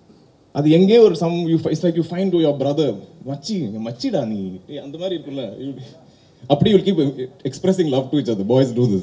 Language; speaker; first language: Tamil; non-native, fluent; Malayalam